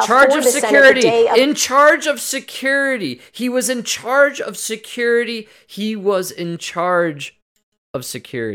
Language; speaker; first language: English; native; English